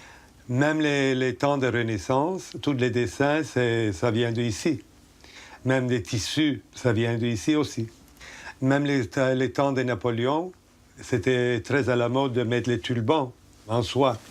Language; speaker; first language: French; non-native, fluent; Turkish